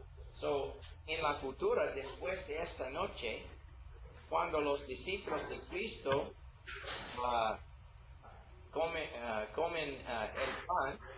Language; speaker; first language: Spanish; non-native, learner; English